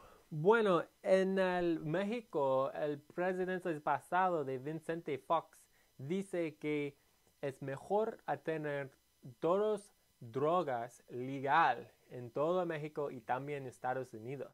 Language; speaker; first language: Spanish; non-native, learner; English